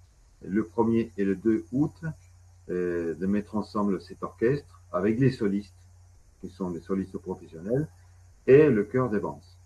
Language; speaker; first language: French; non-native, fluent; Spanish